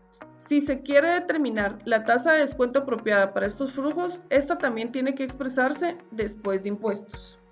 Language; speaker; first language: Spanish; native; Spanish